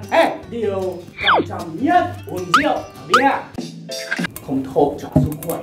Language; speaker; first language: Vietnamese; non-native, fluent; English